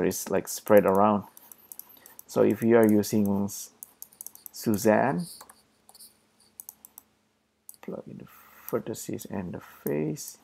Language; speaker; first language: English; non-native, fluent; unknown